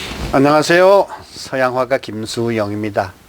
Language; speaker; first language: Korean; native; Korean